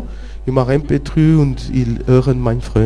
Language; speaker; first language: German; non-native, local second language; French